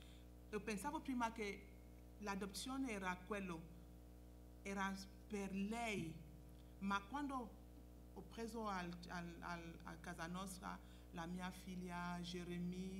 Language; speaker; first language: Italian; non-native, fluent; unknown